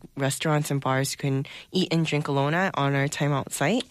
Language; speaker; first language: English; native; English